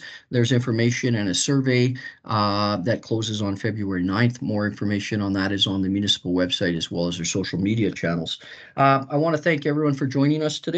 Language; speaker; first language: English; native; English